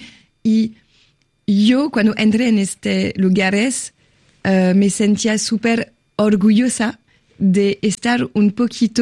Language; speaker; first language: Spanish; non-native, fluent; French